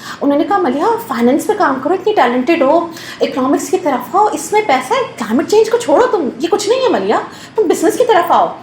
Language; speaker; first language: Urdu; native; Urdu